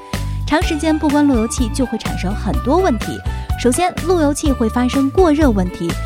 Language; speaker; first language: Chinese; native; Chinese